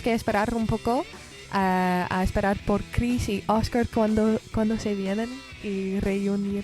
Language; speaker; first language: Spanish; non-native, learner; English